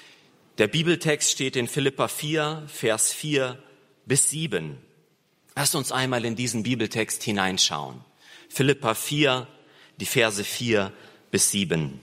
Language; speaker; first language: German; native; German